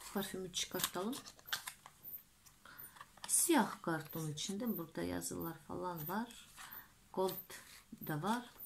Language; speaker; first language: Turkish; non-native, fluent; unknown